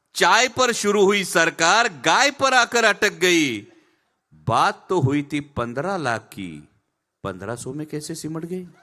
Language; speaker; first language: Hindi; non-native, local second language; Marathi